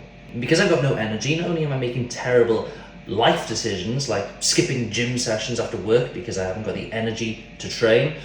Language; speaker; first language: English; native; English